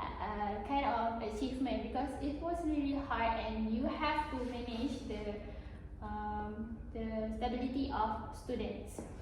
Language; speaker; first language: English; non-native, learner; Malay